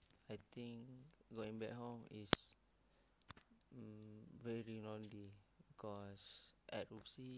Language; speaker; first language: English; non-native, learner; Malay